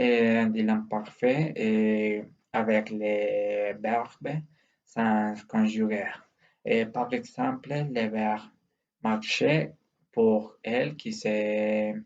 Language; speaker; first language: French; non-native, learner; Spanish